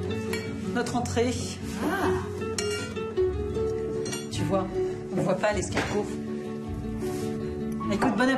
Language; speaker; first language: French; native; French